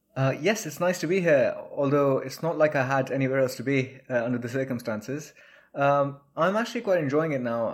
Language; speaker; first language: English; non-native, local second language; Urdu